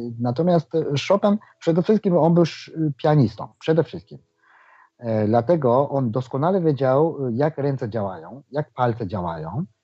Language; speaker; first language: Polish; non-native, fluent; Japanese